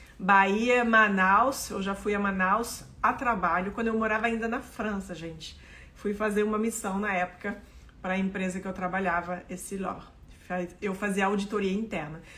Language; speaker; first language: Portuguese; non-native, fluent; French